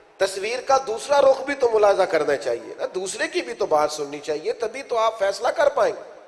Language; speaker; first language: Urdu; non-native, local second language; Punjabi